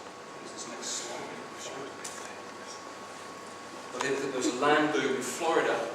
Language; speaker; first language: English; native; English